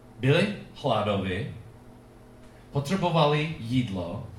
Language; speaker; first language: Czech; non-native, fluent; English